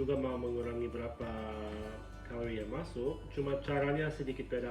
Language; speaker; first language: Indonesian; non-native, fluent; English